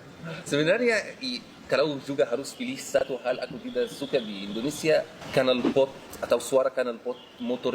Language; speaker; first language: Indonesian; non-native, fluent; Arabic